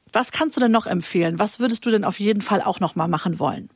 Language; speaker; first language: German; native; German